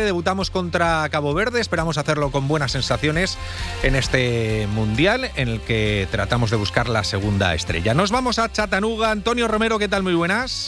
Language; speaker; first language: Spanish; native; Spanish